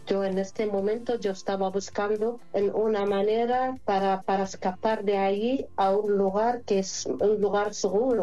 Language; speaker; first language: Spanish; non-native, fluent; Arabic